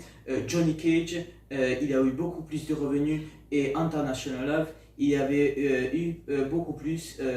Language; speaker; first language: French; non-native, learner; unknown